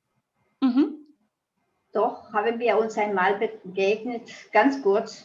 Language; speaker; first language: German; non-native, fluent; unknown